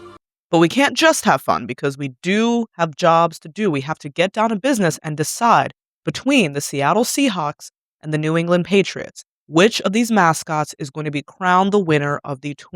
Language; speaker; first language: English; native; English